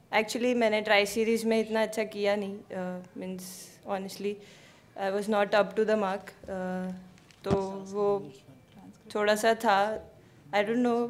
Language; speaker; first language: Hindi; native; Hindi